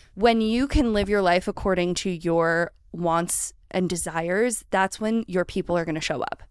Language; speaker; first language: English; native; English